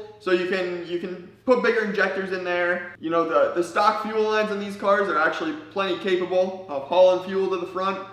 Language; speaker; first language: English; native; English